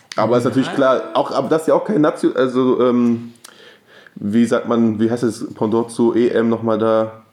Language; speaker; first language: German; native; German